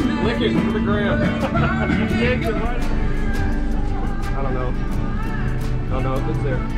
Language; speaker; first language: English; native; English